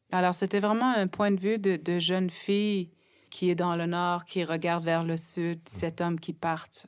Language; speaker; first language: French; non-native, local second language; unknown